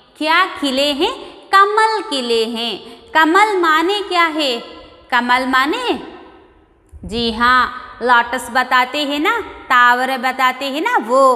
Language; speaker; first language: Hindi; non-native, local second language; Kannada